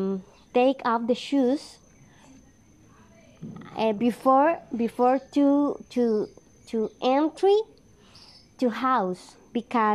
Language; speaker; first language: English; non-native, learner; Spanish